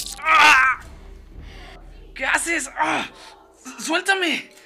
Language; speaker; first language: Spanish; native; Spanish